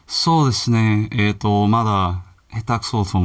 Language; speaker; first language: Japanese; non-native, learner; English